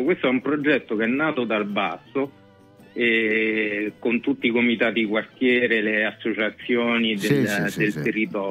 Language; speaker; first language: Italian; native; Italian